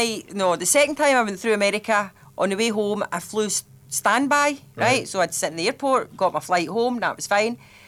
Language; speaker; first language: English; native; English